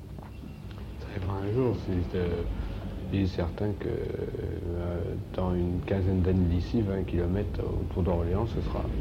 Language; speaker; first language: French; native; French